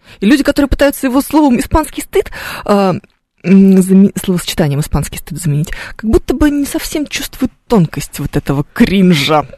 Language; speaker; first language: Russian; native; Russian